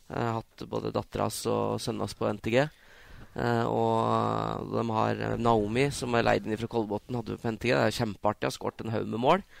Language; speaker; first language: Norwegian; native; Norwegian